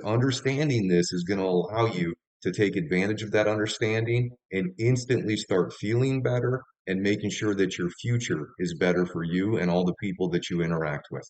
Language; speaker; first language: English; native; English